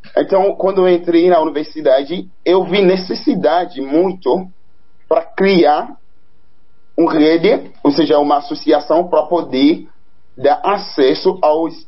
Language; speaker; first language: Portuguese; non-native, fluent; Haitian Creole